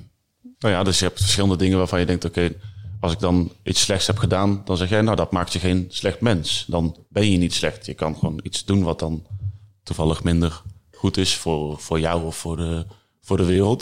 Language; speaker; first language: Dutch; native; Dutch